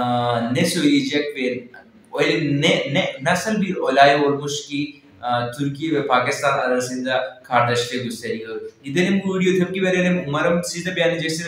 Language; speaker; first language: Turkish; non-native, fluent; Urdu